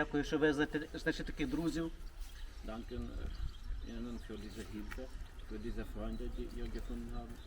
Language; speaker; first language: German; non-native, learner; Ukrainian